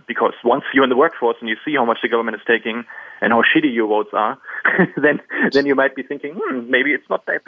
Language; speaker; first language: English; non-native, fluent; German